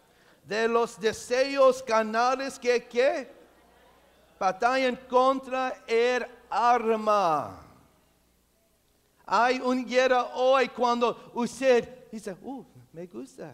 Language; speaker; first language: Spanish; non-native, local second language; English